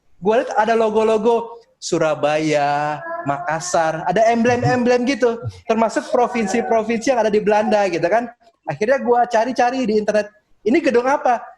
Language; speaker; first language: Indonesian; native; Indonesian